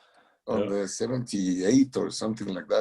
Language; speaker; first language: English; non-native, learner; Spanish